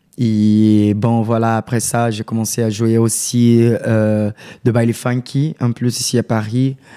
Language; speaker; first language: French; non-native, learner; Portuguese